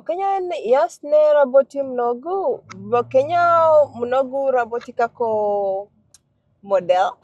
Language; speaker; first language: Macedonian; non-native, learner; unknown